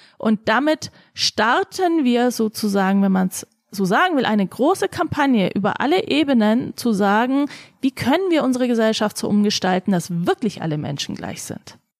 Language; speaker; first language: German; early bilingual, other home language; Turkish